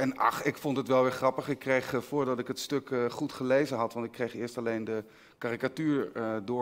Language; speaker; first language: Dutch; native; Dutch